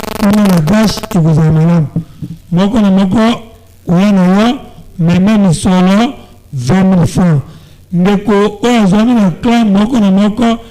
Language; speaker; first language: Lingala; native; Lingala